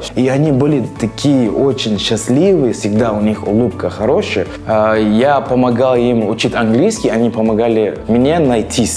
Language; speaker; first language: Russian; non-native, fluent; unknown